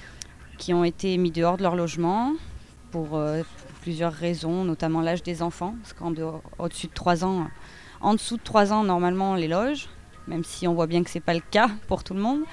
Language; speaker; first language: French; native; French